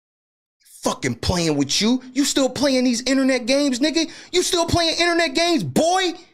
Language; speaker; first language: English; native; English